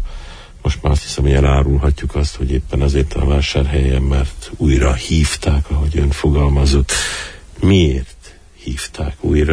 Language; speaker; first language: Hungarian; native; Hungarian